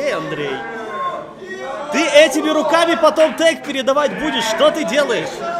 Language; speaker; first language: Russian; native; Russian